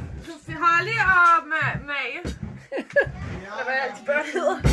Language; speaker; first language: Danish; native; Danish